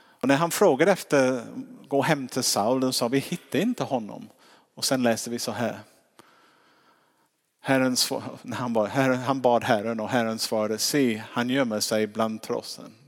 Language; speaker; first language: Swedish; non-native, fluent; English